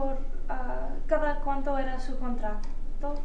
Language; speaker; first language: Spanish; early bilingual, heritage; Spanish